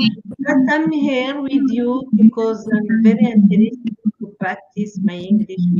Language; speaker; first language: English; non-native, learner; Arabic